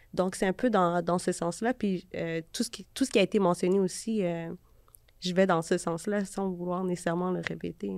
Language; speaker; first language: French; native; French